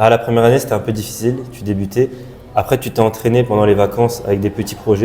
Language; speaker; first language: French; non-native, local second language; Malagasy